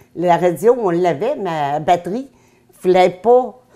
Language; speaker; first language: French; native; French